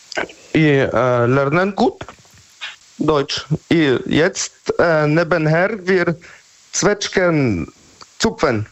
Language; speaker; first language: German; non-native, learner; Polish